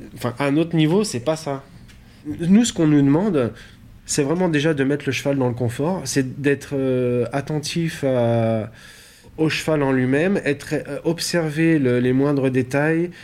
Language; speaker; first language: French; native; French